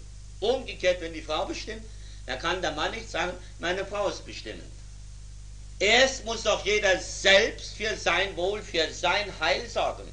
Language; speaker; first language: German; native; German